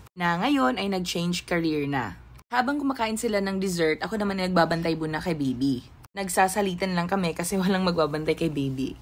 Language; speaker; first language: Filipino; non-native, local second language; Cebuano